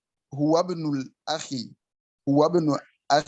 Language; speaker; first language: Arabic; non-native, learner; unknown